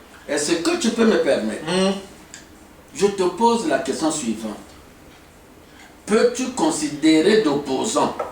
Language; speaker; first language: French; non-native, local second language; Lingala